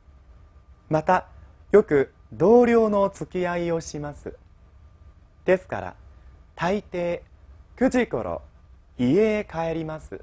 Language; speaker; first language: Japanese; non-native, fluent; Chinese